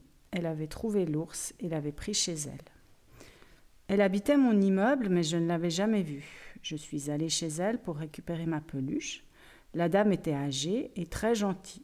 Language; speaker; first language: French; native; French